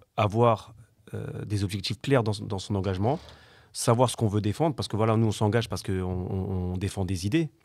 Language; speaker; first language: French; native; French